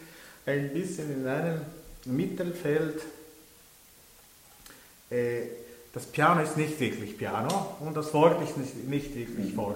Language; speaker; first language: German; non-native, local second language; French